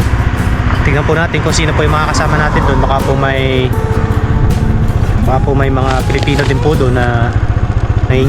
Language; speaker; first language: Filipino; native; Filipino